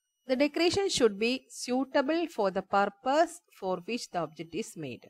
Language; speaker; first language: English; non-native, local second language; Malayalam